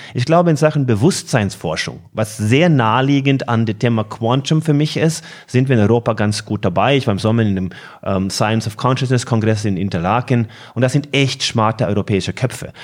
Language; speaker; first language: German; non-native, fluent; Norwegian